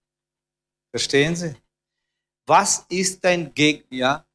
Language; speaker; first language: German; non-native, fluent; Russian